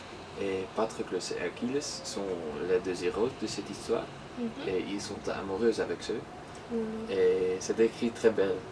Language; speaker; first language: French; non-native, learner; Dutch